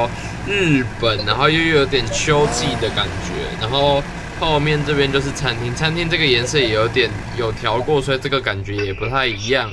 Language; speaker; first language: Chinese; native; Chinese